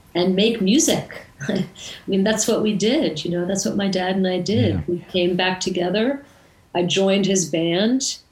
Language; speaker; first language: English; native; English